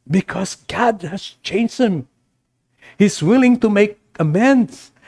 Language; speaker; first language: English; non-native, local second language; Filipino